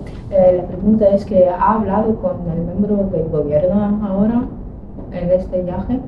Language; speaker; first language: Spanish; non-native, learner; Greek